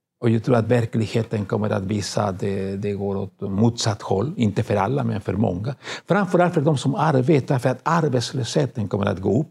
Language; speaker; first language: Swedish; non-native, fluent; Spanish